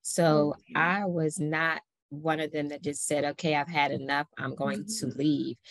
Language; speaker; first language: English; native; English